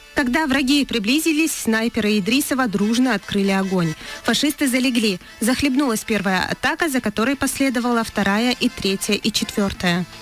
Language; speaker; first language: Russian; non-native, local second language; Chechen